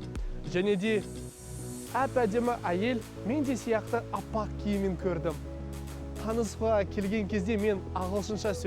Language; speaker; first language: Kazakh; non-native, learner; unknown